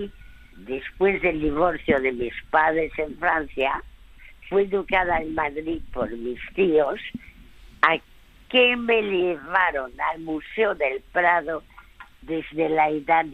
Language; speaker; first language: Spanish; early bilingual, other home language; French